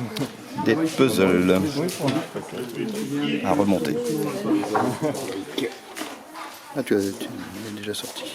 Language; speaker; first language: French; native; French